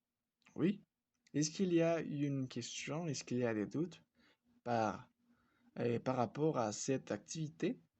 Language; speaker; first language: French; non-native, fluent; Spanish